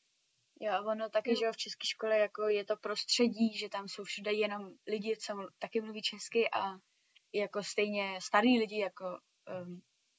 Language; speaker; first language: Czech; early bilingual, heritage; Czech